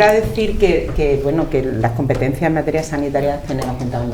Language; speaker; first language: Spanish; native; Spanish